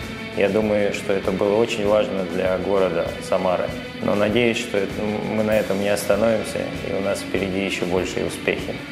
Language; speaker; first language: Russian; native; Russian